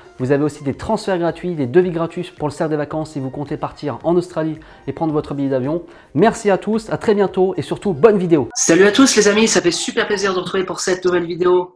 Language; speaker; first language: French; native; French